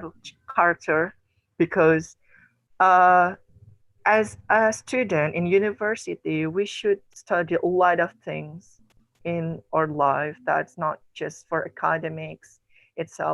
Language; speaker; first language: English; non-native, learner; Indonesian